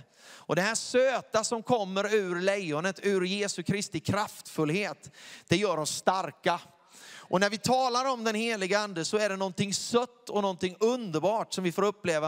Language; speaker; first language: Swedish; native; Swedish